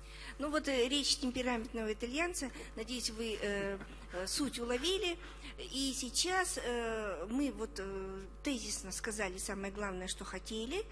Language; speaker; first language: Russian; native; Russian